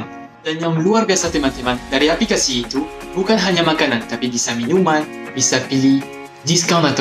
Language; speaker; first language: Indonesian; non-native, fluent; French